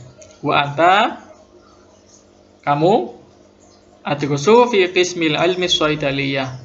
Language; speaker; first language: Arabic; non-native, fluent; Indonesian